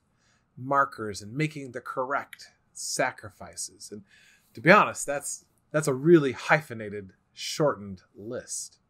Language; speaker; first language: English; native; English